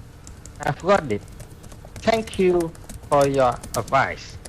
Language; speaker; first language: English; non-native, learner; Vietnamese